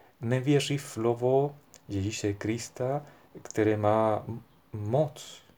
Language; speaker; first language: Czech; non-native, fluent; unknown